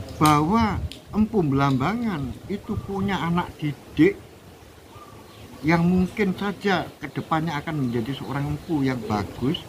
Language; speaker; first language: Indonesian; non-native, local second language; Javanese